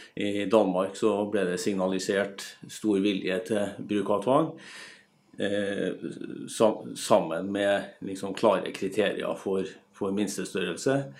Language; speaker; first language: Norwegian; native; Norwegian